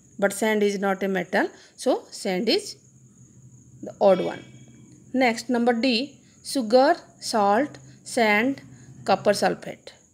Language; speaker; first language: English; non-native, local second language; Odia